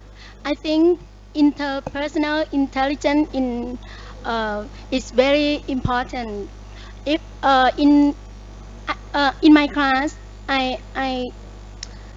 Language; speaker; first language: English; non-native, learner; Thai